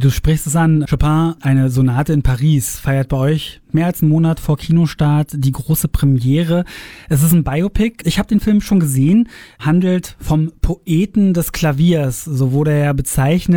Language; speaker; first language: German; native; German